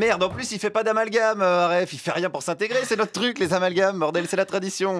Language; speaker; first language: French; native; French